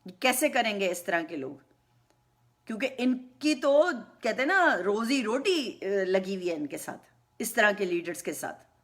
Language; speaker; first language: Urdu; native; Urdu